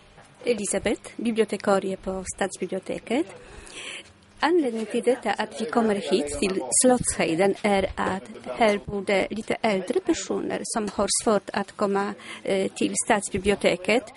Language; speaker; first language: Swedish; non-native, fluent; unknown